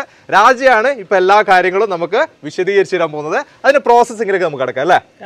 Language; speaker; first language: Malayalam; native; Malayalam